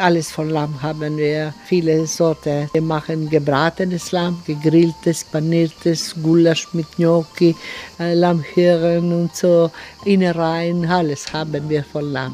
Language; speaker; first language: German; non-native, learner; Croatian